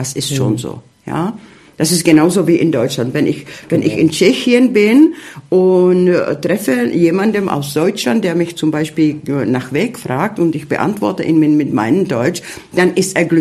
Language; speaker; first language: German; early bilingual, heritage; Czech